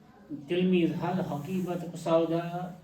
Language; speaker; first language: Arabic; non-native, learner; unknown